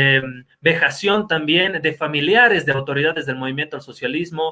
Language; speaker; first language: Spanish; native; Spanish